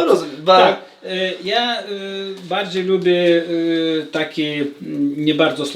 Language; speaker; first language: Polish; non-native, learner; Lithuanian